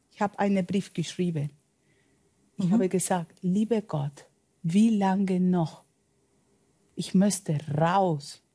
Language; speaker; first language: German; non-native, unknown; Spanish